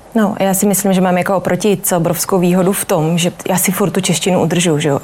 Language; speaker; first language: Czech; native; Czech